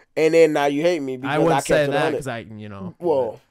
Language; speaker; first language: English; native; English